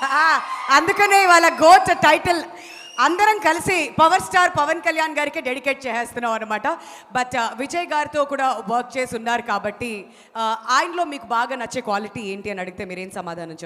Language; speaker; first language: Telugu; native; Telugu